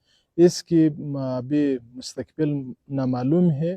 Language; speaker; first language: Hindi; non-native, fluent; Pashto